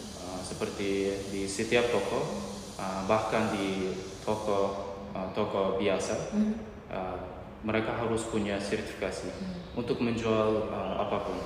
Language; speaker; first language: Indonesian; non-native, learner; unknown